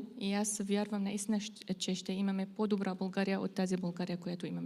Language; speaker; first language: Bulgarian; non-native, fluent; Arabic